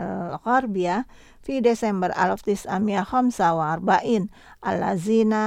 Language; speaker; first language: Arabic; non-native, fluent; Indonesian